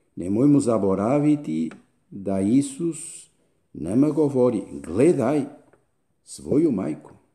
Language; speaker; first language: Croatian; non-native, fluent; Spanish